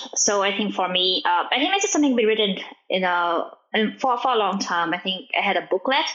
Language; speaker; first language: English; non-native, fluent; Vietnamese